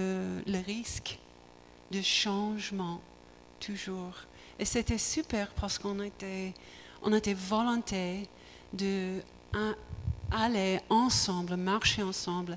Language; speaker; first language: French; non-native, learner; English